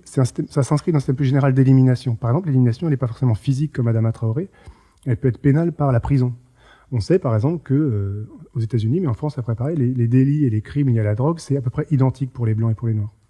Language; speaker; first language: French; native; French